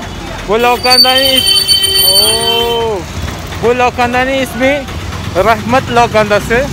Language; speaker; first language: Turkish; non-native, fluent; Malayalam